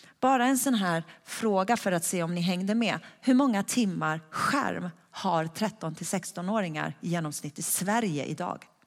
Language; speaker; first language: Swedish; early bilingual, other home language; Persian